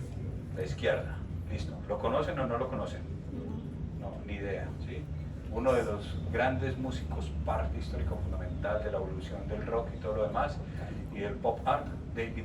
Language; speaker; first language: Spanish; native; Spanish